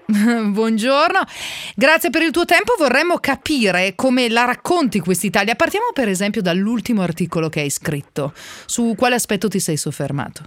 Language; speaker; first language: Italian; native; Italian